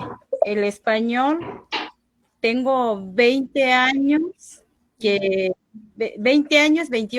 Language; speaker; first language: Spanish; non-native, local second language; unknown